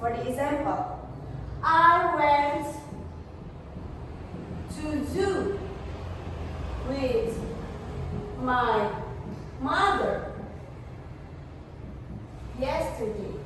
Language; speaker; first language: English; non-native, learner; Indonesian